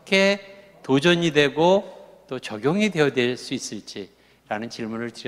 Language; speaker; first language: Korean; native; Korean